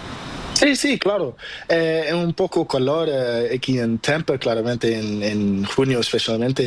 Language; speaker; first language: Spanish; non-native, learner; Portuguese